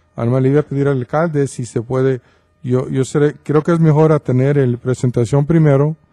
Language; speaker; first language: Spanish; early bilingual, heritage; Spanish